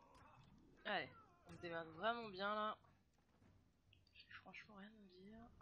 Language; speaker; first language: French; native; French